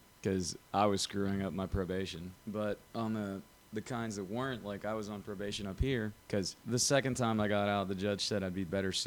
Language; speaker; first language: English; native; English